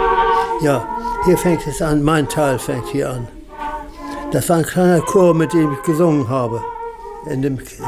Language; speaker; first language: German; early bilingual, heritage; German